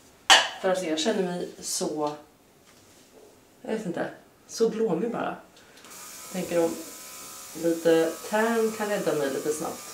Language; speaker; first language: Swedish; native; Swedish